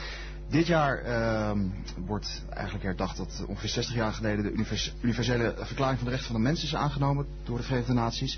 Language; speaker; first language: Dutch; native; Dutch